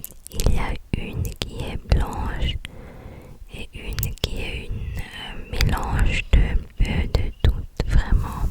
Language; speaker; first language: French; non-native, learner; English